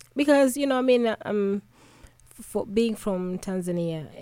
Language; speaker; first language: English; non-native, local second language; Swahili